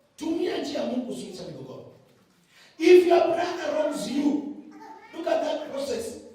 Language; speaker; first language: English; non-native, local second language; Swahili